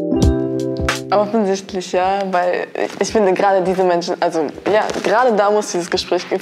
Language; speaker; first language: German; native; German